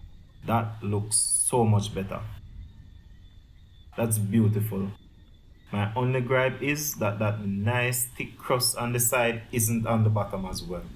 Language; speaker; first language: English; native; English